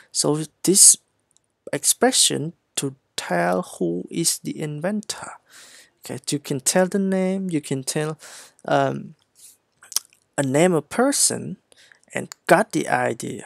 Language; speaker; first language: English; non-native, fluent; Khmer